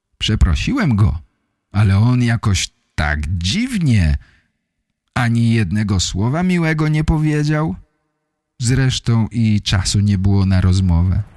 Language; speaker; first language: Polish; native; Polish